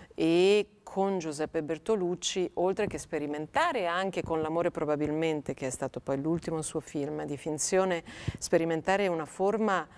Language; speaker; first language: Italian; native; Italian